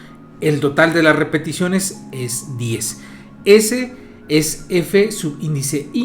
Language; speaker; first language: Spanish; native; Spanish